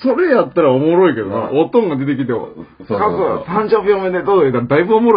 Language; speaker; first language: Japanese; native; Japanese